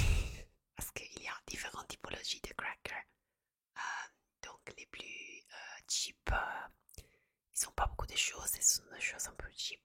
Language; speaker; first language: French; non-native, fluent; Italian